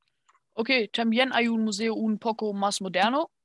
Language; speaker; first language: Spanish; non-native, learner; German